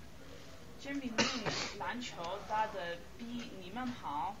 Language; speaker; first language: Chinese; non-native, learner; English